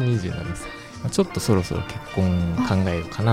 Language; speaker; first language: Japanese; native; Japanese